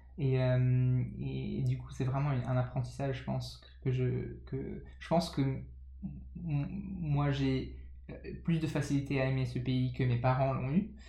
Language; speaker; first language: French; early bilingual, other home language; English